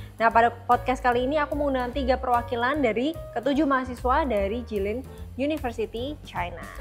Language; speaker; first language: Indonesian; native; Indonesian